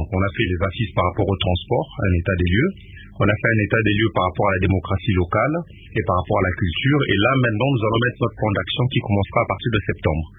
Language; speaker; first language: French; non-native, local second language; Lingala